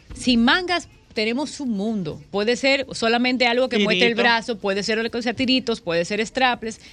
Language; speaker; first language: Spanish; native; Spanish